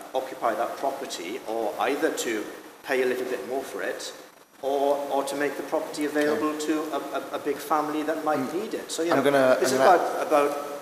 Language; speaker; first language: English; native; English